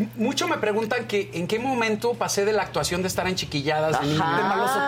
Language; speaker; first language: Spanish; native; Spanish